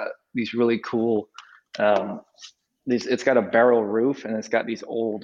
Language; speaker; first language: English; native; English